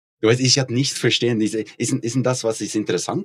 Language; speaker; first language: German; non-native, learner; Norwegian